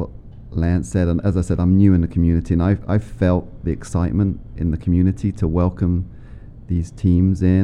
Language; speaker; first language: English; native; English